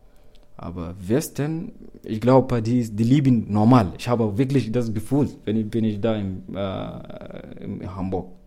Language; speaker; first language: German; non-native, learner; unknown